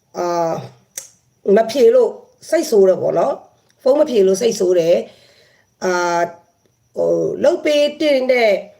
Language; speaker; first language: Burmese; native; Burmese